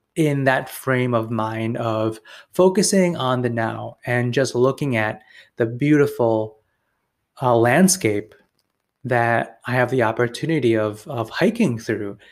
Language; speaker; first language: English; native; English